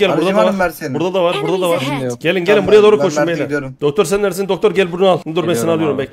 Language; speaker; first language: Turkish; native; Turkish